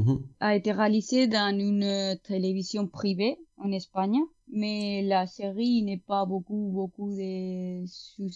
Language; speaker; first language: French; non-native, learner; Spanish